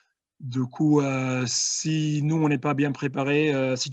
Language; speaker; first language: French; non-native, fluent; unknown